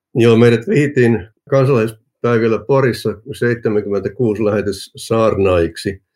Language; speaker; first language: Finnish; native; Finnish